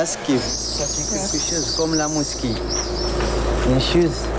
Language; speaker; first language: French; non-native, local second language; Arabic